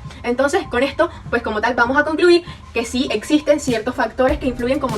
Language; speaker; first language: Spanish; native; Spanish